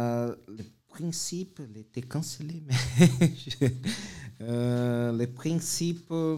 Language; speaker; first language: French; non-native, fluent; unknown